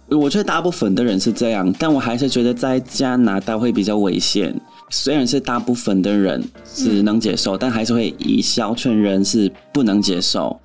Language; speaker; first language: Chinese; non-native, fluent; English